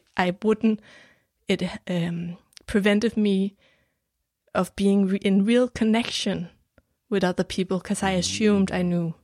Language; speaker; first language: English; non-native, fluent; Danish